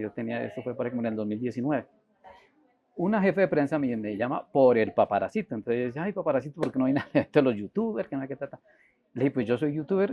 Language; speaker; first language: Spanish; native; Spanish